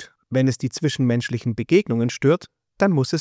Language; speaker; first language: German; native; German